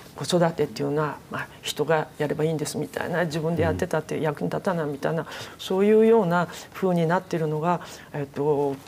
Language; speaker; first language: Japanese; native; Japanese